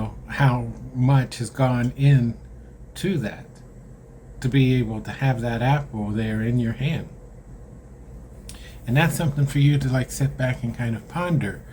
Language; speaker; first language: English; native; English